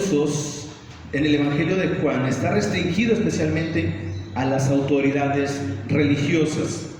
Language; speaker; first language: Spanish; native; Spanish